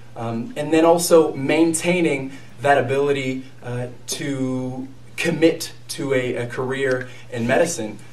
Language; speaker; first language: English; native; English